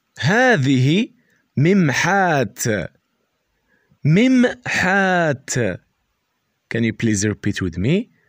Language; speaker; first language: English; non-native, learner; Arabic